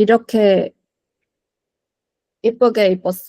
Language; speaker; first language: Korean; non-native, learner; Chinese